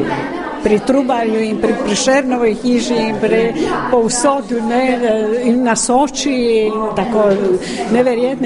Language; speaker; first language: Slovenian; non-native, learner; Croatian